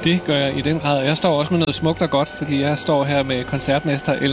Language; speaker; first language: Danish; native; Danish